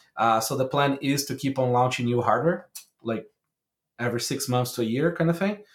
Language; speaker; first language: English; non-native, fluent; Portuguese